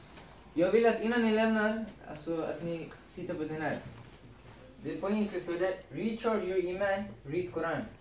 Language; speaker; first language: Swedish; non-native, fluent; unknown